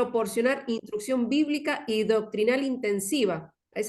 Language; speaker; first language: Spanish; native; Spanish